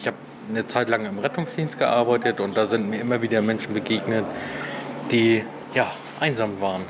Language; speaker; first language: German; native; German